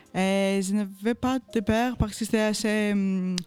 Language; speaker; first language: French; non-native, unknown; Greek